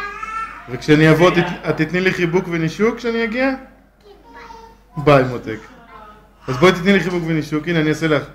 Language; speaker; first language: Hebrew; native; Hebrew